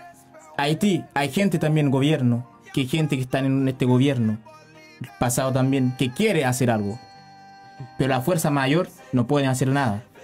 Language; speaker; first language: Spanish; non-native, learner; Haitian Creole